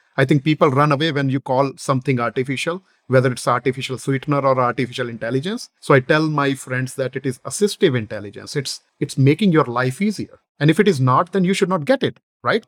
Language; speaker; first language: English; non-native, local second language; Hindi